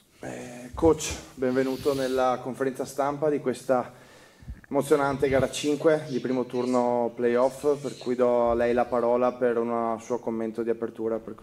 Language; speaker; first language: Italian; native; Italian